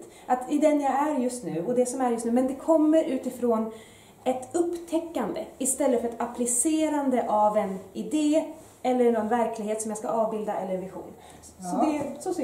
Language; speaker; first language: Swedish; early bilingual, other home language; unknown